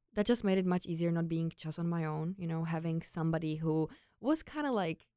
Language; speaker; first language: English; non-native, fluent; Czech